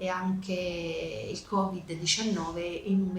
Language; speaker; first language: Italian; native; Italian